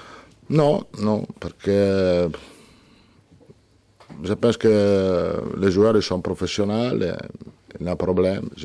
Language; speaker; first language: French; non-native, learner; Italian